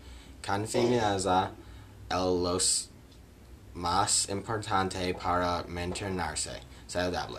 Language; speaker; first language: Spanish; non-native, learner; English